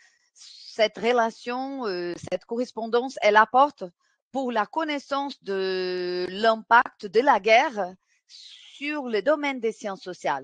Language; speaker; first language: French; non-native, fluent; Portuguese